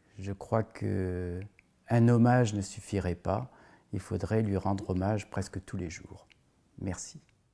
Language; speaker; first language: French; native; French